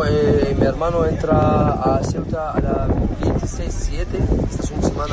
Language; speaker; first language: Spanish; non-native, learner; Arabic